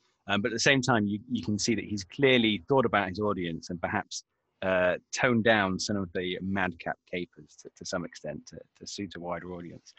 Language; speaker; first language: English; native; English